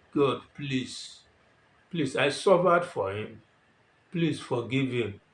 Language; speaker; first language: English; non-native, local second language; Yoruba